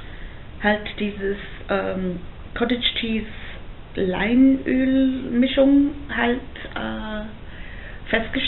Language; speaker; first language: German; non-native, fluent; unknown